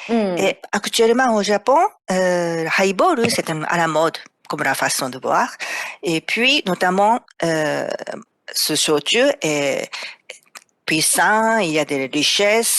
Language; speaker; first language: French; non-native, fluent; Japanese